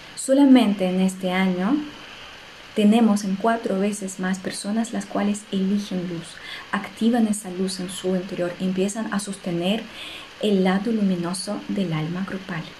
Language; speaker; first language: Spanish; non-native, fluent; Russian